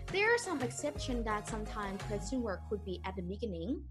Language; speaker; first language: English; non-native, fluent; Thai